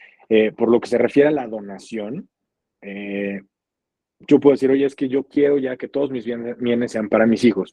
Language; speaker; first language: Spanish; native; Spanish